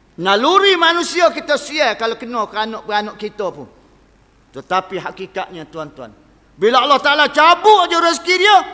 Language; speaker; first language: Malay; native; Malay